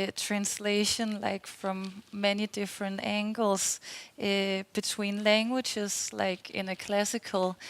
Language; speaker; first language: English; non-native, fluent; Danish